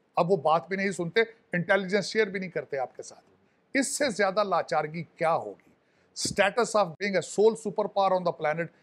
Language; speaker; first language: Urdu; non-native, local second language; Punjabi